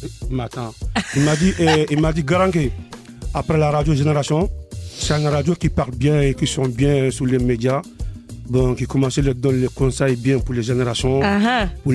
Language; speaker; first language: French; early bilingual, other home language; Soninke